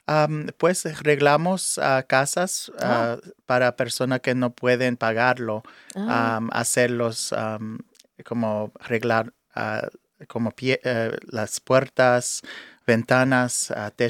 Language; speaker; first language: Spanish; early bilingual, heritage; English